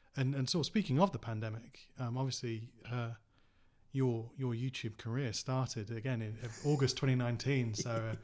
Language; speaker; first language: English; native; English